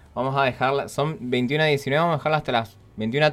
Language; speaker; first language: Spanish; native; Spanish